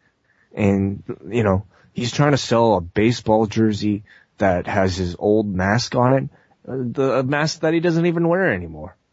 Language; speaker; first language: English; native; English